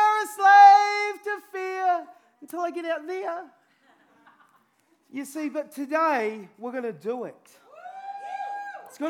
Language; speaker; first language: English; native; English